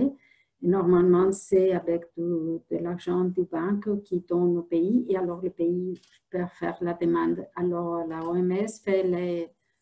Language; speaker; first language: French; non-native, fluent; Spanish